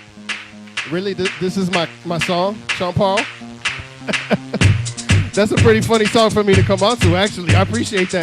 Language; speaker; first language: English; native; English